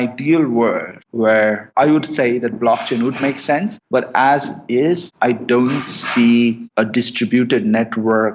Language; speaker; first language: English; non-native, local second language; Bangla